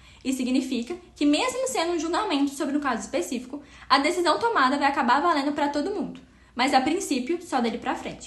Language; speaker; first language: Portuguese; native; Portuguese